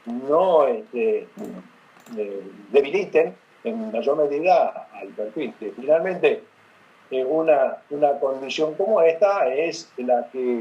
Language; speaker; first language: Spanish; native; Spanish